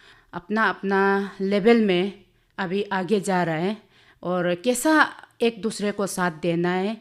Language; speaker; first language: Hindi; non-native, local second language; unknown